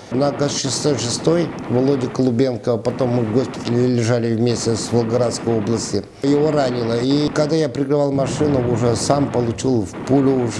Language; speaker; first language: Russian; non-native, local second language; Chuvash